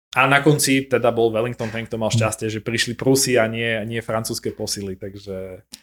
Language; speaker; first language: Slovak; native; Slovak